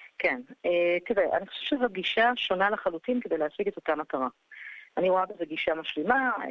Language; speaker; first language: Hebrew; early bilingual, other home language; English